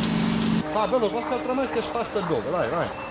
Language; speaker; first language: Italian; native; Italian